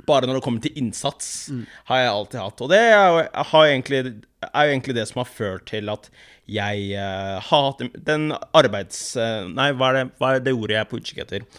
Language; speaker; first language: Norwegian; early bilingual, other home language; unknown